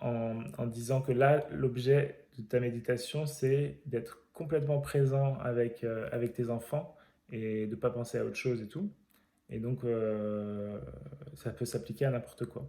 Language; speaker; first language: French; native; French